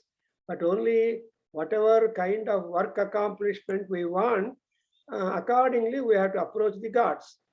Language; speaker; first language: English; non-native, local second language; Telugu